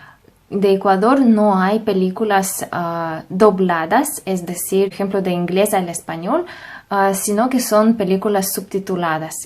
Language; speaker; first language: Spanish; non-native, fluent; Russian